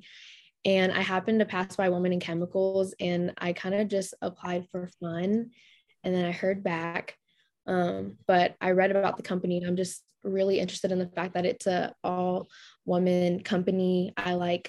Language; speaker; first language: English; native; English